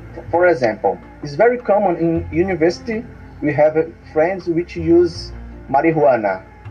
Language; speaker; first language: English; non-native, learner; Portuguese